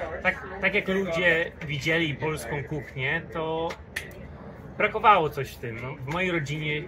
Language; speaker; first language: Polish; early bilingual, heritage; English